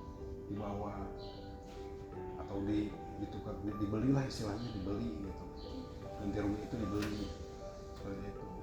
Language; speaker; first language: Indonesian; native; Indonesian